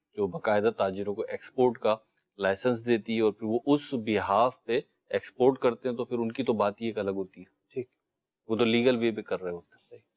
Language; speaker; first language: Urdu; native; Urdu